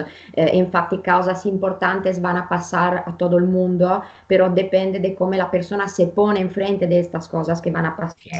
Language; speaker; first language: Spanish; non-native, fluent; Italian